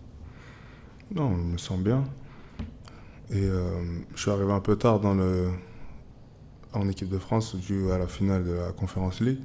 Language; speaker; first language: French; native; French